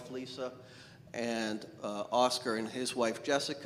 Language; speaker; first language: English; native; English